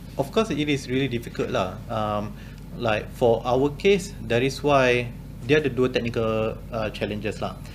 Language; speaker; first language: English; non-native, local second language; Malay